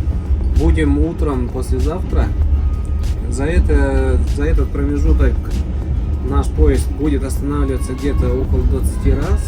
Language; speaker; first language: Russian; native; Russian